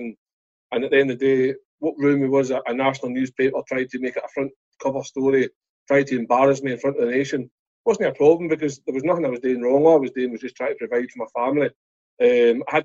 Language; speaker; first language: English; native; English